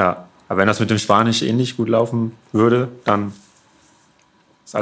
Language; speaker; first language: German; native; German